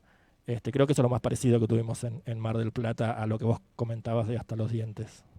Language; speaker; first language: Spanish; native; Spanish